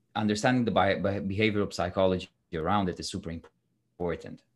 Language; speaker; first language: English; non-native, fluent; Romanian